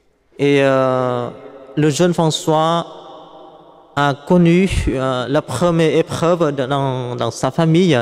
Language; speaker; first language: French; non-native, fluent; Vietnamese